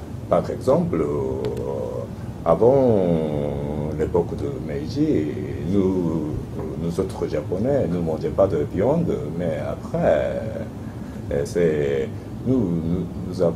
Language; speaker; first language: French; non-native, fluent; Japanese